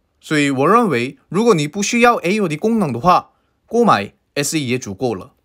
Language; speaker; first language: Chinese; non-native, fluent; Korean